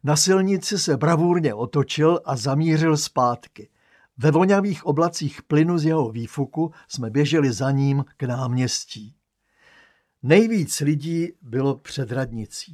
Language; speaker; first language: Czech; native; Czech